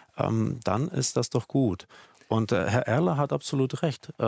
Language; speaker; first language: German; non-native, fluent; Czech